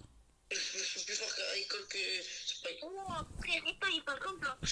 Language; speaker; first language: French; native; French